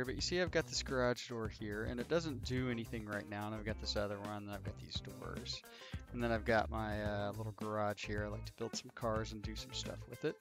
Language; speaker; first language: English; native; English